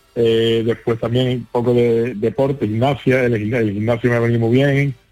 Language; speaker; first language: Spanish; native; Spanish